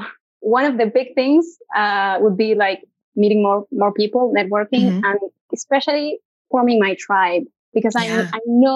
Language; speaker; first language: English; non-native, fluent; Spanish